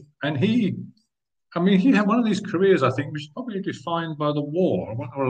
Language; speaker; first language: English; native; English